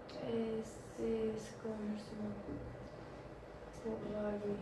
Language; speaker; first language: French; non-native, learner; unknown